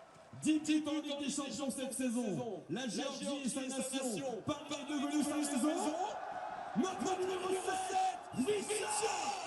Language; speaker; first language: French; native; French